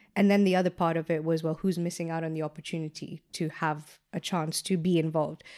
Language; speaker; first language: English; non-native, local second language; Gujarati